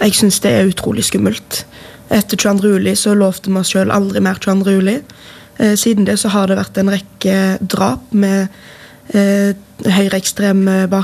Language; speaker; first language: Norwegian; native; Norwegian